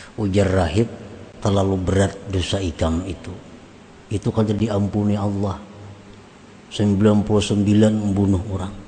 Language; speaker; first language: Indonesian; non-native, local second language; Banjar